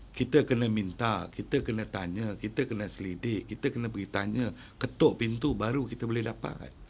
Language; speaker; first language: Malay; non-native, local second language; Tamil